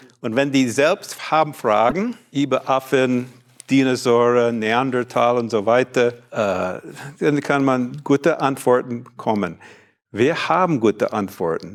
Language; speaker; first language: German; non-native, fluent; English